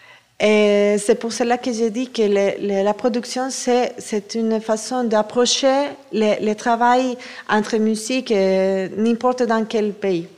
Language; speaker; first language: French; non-native, fluent; Spanish